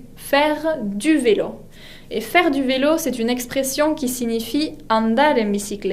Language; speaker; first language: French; non-native, fluent; Spanish